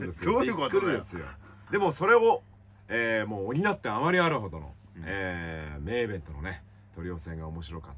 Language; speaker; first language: Japanese; native; Japanese